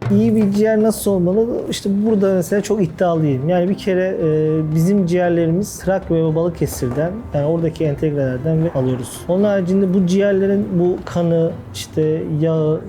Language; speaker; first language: Turkish; native; Turkish